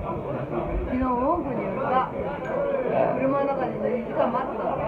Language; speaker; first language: Japanese; native; Japanese